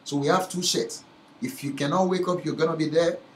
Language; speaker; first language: English; non-native, local second language; Yoruba